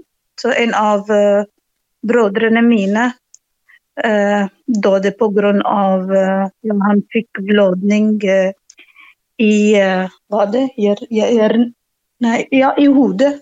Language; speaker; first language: Norwegian; non-native, learner; Arabic